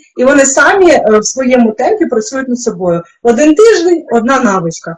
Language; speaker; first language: Ukrainian; non-native, local second language; Russian